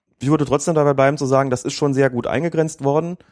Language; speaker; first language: German; native; German